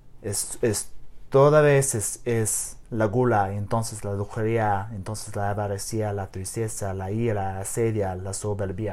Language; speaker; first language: Spanish; non-native, learner; English